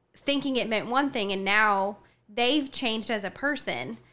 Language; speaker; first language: English; early bilingual, other home language; Spanish